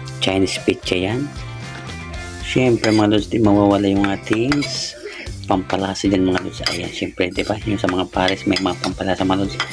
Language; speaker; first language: Filipino; non-native, local second language; Bikol